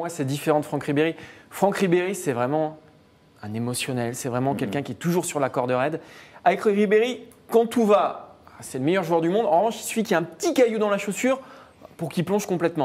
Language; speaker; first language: French; native; French